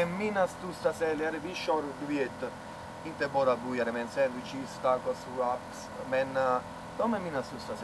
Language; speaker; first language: Swedish; non-native, learner; Italian